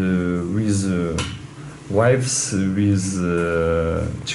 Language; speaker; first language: English; non-native, learner; Russian